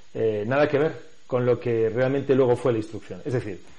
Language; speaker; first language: Spanish; native; Spanish